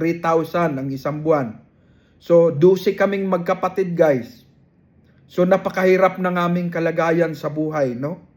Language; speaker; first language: Filipino; non-native, local second language; Cebuano